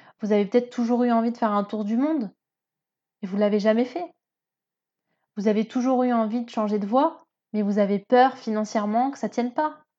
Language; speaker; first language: French; native; French